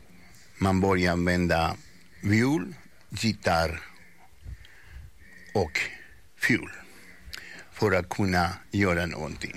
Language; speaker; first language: Swedish; non-native, fluent; Spanish